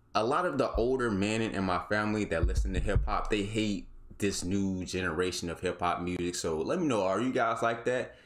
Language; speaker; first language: English; native; English